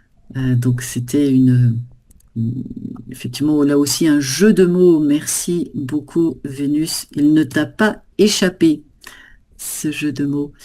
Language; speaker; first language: French; native; French